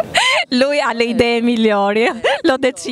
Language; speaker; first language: Italian; native; Italian